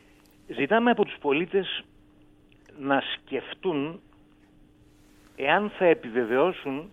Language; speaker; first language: Greek; native; Greek